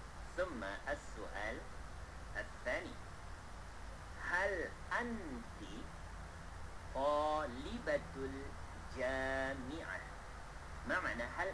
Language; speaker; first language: Arabic; non-native, fluent; Malay